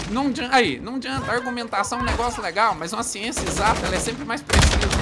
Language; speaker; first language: Portuguese; native; Portuguese